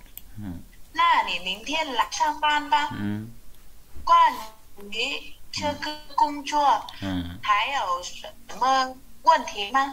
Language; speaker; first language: Chinese; non-native, learner; Vietnamese